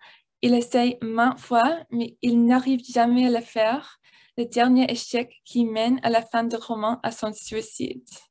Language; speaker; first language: French; non-native, learner; English